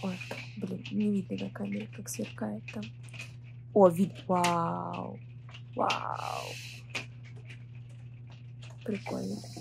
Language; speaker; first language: Russian; native; Russian